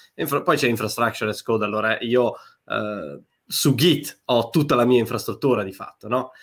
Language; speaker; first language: Italian; native; Italian